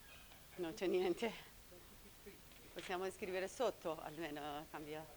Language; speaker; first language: Italian; non-native, learner; Persian